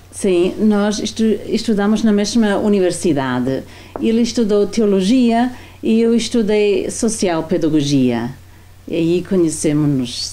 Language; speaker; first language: Portuguese; non-native, fluent; German